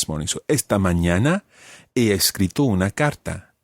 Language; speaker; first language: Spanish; non-native, fluent; English